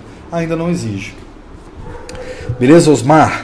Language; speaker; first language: Portuguese; native; Portuguese